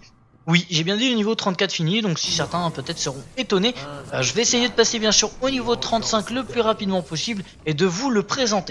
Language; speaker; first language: French; native; French